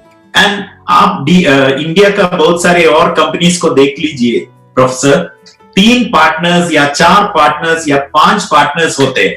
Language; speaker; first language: Hindi; non-native, local second language; Malayalam